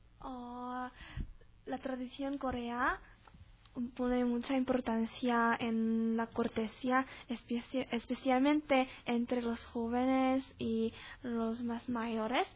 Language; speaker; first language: Spanish; non-native, learner; Korean